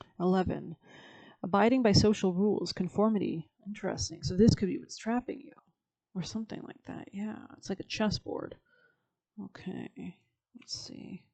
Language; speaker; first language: English; native; English